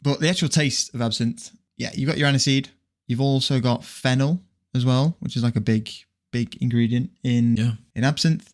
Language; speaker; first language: English; native; English